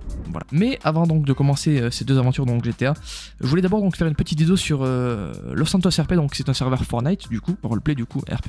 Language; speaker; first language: French; native; French